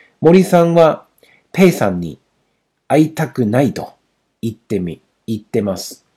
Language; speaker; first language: Japanese; non-native, fluent; Chinese